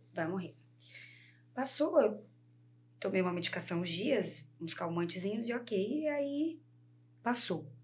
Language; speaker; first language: Portuguese; native; Portuguese